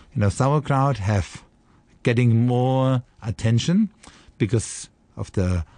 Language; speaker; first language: English; non-native, fluent; German